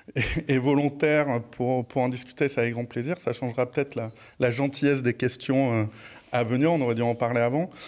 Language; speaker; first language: French; native; French